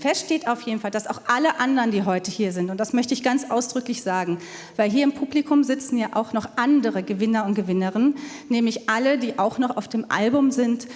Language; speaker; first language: German; native; German